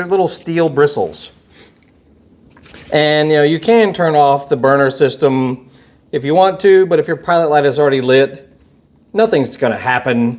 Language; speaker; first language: English; native; English